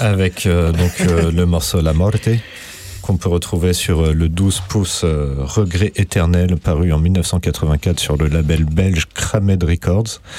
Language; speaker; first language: French; native; French